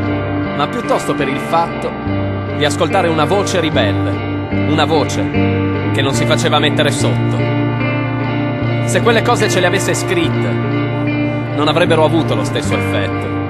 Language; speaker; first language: Italian; native; Italian